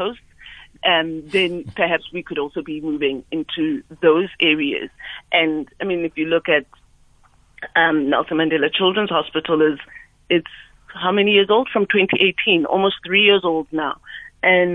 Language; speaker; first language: English; non-native, local second language; Southern Sotho